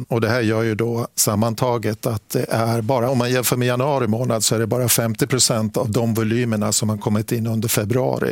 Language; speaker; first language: Swedish; native; Swedish